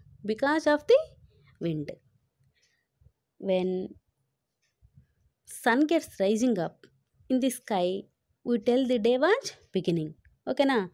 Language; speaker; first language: English; non-native, local second language; Telugu